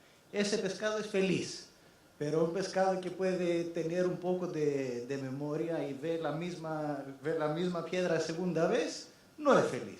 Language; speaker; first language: Spanish; non-native, fluent; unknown